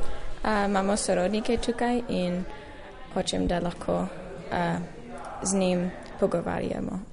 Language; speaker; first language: Slovenian; non-native, learner; English